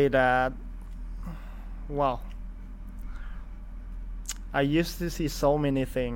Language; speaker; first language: English; non-native, fluent; Thai